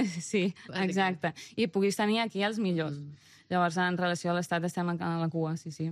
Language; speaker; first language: Catalan; early bilingual, other home language; Romanian